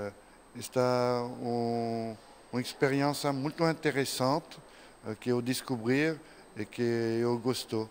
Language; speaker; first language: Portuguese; non-native, learner; French